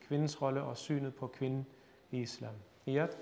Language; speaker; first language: Danish; early bilingual, other home language; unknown